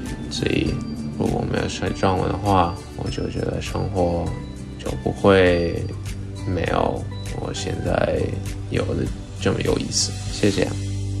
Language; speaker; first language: Chinese; non-native, fluent; English